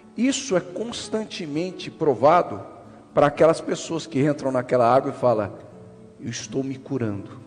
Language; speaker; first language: Portuguese; native; Portuguese